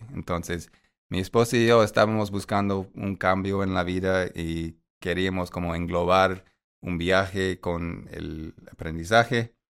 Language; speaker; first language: Spanish; non-native, fluent; English